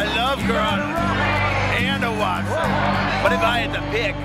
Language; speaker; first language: English; native; English